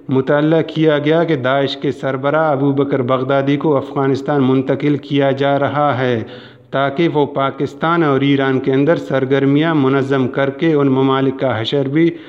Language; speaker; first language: Urdu; non-native, local second language; Baluchi